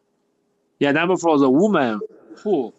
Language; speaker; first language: English; non-native, learner; Chinese